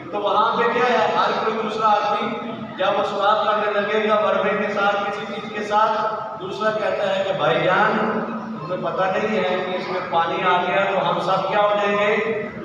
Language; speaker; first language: Urdu; non-native, local second language; Punjabi